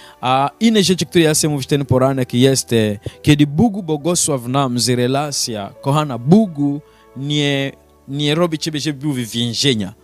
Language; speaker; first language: Polish; non-native, learner; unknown